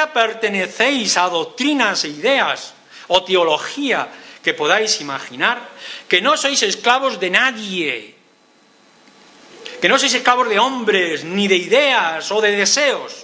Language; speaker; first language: Spanish; native; Spanish